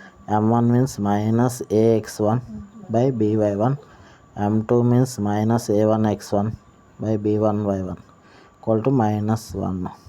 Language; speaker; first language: English; non-native, local second language; Telugu